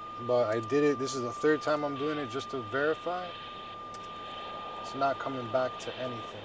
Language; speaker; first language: English; early bilingual, other home language; Spanish